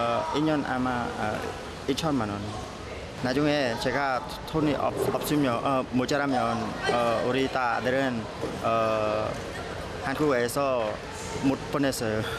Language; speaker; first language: Korean; non-native, learner; Khmer